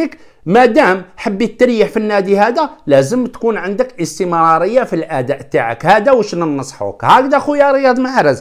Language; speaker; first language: Arabic; native; Arabic